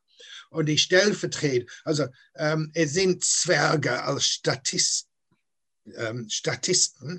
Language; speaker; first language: German; non-native, fluent; English